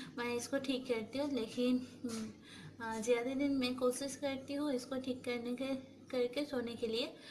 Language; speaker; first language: Hindi; non-native, local second language; Bangla